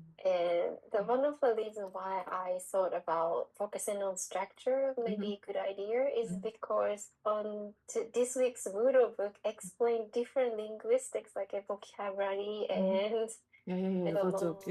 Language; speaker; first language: English; non-native, learner; Japanese